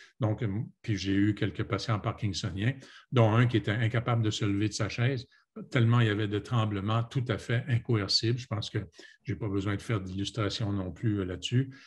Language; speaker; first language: French; native; French